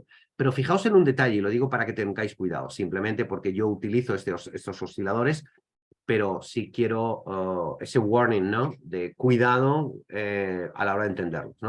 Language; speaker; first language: Spanish; native; Spanish